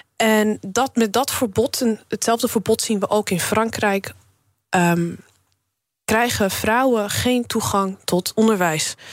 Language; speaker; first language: Dutch; early bilingual, other home language; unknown